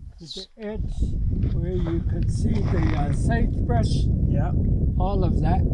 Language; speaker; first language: English; non-native, local second language; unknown